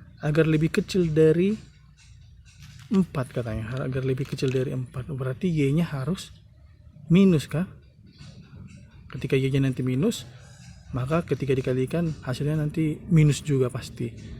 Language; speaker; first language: Indonesian; native; Indonesian